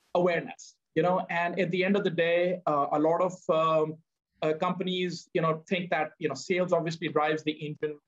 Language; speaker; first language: English; non-native, local second language; Punjabi